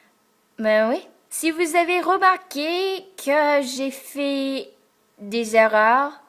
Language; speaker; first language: French; non-native, fluent; English